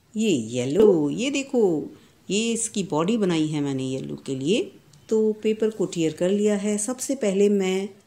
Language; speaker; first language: Hindi; native; Hindi